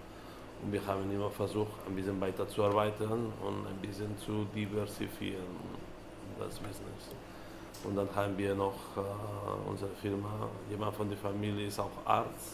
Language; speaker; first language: German; non-native, fluent; Catalan